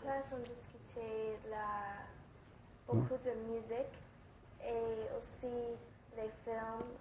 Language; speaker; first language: French; non-native, learner; English